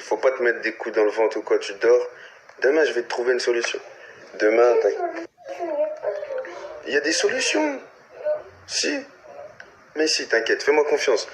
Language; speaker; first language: French; native; French